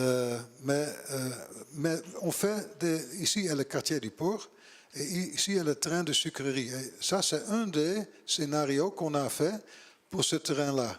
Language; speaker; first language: French; non-native, learner; Dutch